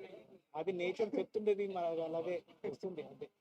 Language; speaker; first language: Telugu; non-native, fluent; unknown